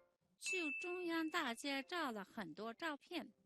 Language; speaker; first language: Chinese; non-native, fluent; Mongolian